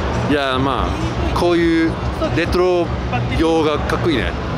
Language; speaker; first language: Japanese; non-native, fluent; English